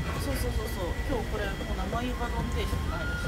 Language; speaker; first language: Japanese; native; Japanese